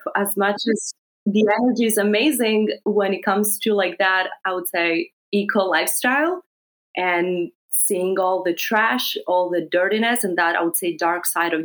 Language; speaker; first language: English; non-native, fluent; Greek